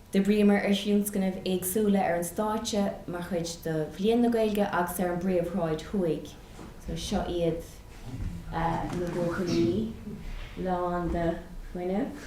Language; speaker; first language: Irish; non-native, local second language; English